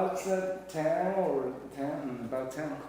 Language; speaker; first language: English; non-native, learner; Japanese